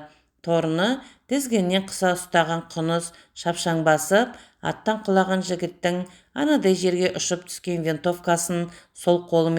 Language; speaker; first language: Kazakh; native; Kazakh